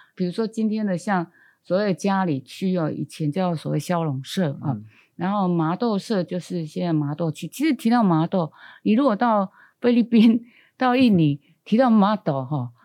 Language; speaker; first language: Chinese; native; Chinese